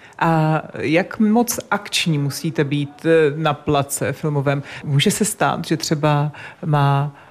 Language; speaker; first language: Czech; native; Czech